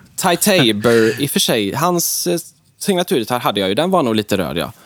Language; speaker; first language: Swedish; native; Swedish